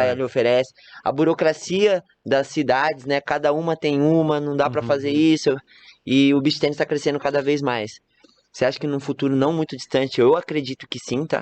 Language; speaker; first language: Portuguese; native; Portuguese